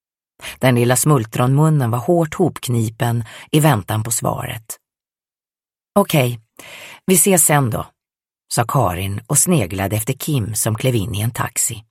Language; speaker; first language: Swedish; native; Swedish